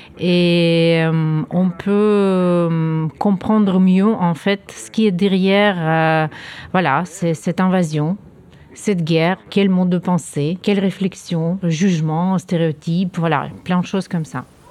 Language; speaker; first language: French; non-native, fluent; Ukrainian